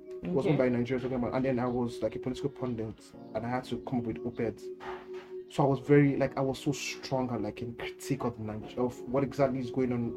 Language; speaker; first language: English; non-native, local second language; Yoruba